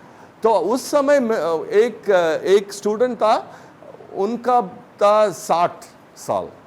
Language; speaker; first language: Hindi; non-native, local second language; Tamil